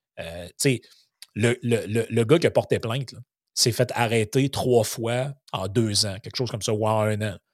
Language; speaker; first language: French; native; French